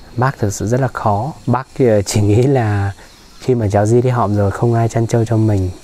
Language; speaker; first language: Vietnamese; non-native, local second language; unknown